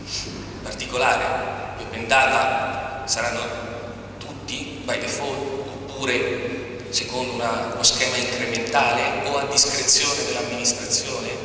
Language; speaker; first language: Italian; native; Italian